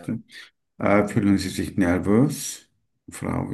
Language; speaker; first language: German; non-native, learner; Turkish